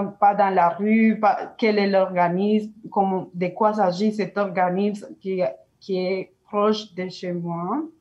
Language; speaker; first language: French; non-native, learner; Spanish